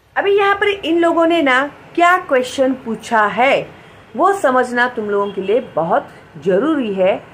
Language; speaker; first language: Hindi; non-native, local second language; Marathi